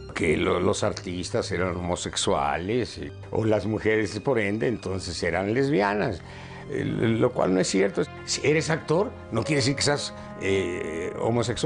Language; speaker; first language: Spanish; native; Spanish